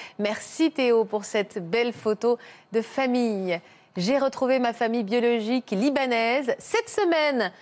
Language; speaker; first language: French; native; French